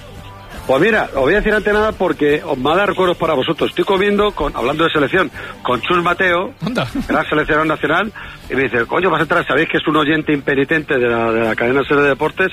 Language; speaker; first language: Spanish; native; Spanish